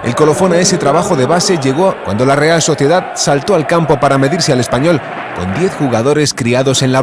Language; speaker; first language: Spanish; native; Spanish